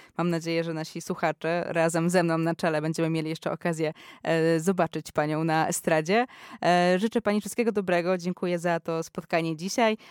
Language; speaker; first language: Polish; native; Polish